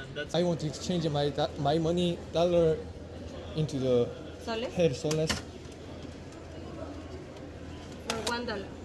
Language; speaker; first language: English; non-native, learner; Korean